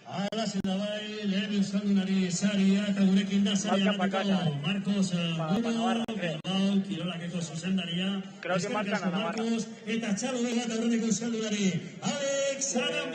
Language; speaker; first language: Basque; native; Basque